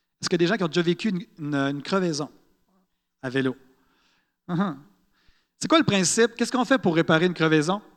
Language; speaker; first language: French; native; French